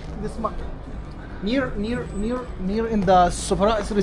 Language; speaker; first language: English; non-native, learner; Arabic